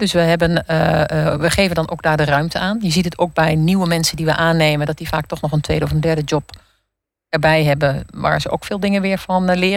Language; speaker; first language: Dutch; native; Dutch